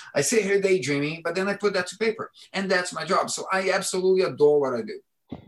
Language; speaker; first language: English; non-native, fluent; Portuguese